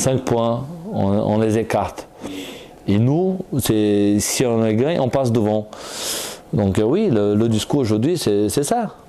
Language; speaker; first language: French; non-native, fluent; Portuguese